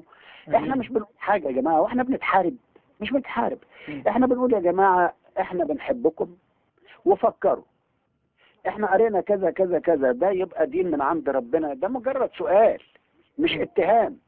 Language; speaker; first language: Arabic; native; Arabic